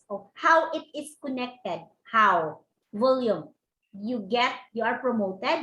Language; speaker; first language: English; non-native, local second language; Cebuano